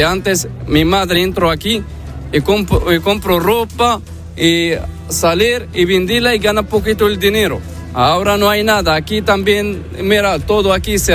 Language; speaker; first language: Spanish; non-native, learner; Arabic